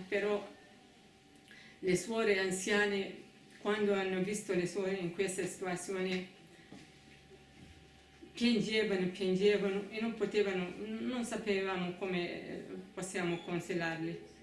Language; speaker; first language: Italian; non-native, fluent; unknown